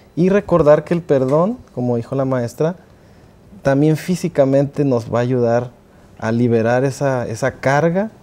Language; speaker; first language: Spanish; native; Spanish